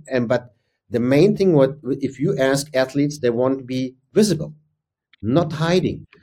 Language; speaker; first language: English; non-native, fluent; German